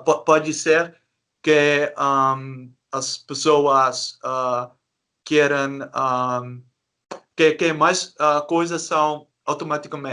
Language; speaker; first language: Portuguese; non-native, learner; Dutch